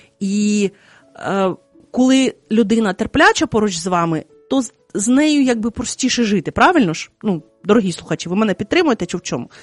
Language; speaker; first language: Ukrainian; native; Ukrainian